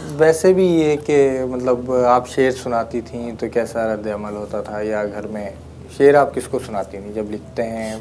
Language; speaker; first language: Urdu; native; Urdu